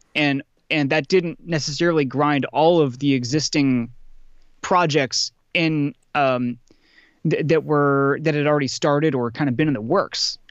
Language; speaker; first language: English; native; English